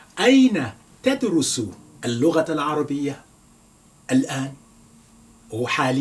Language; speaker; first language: Arabic; non-native, fluent; Yoruba